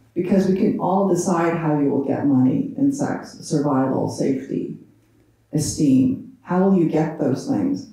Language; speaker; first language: English; native; English